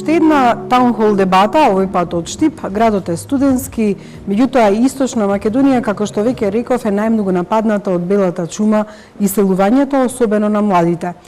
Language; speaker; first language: Macedonian; native; Macedonian